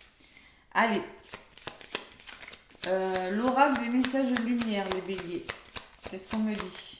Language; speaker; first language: French; native; French